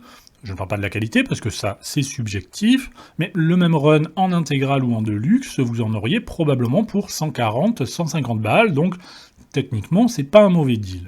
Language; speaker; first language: French; native; French